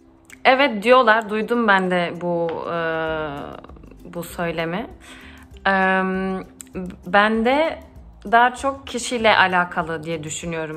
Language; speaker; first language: Turkish; early bilingual, heritage; Turkish